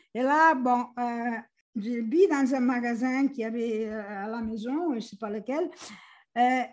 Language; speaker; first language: French; non-native, fluent; Spanish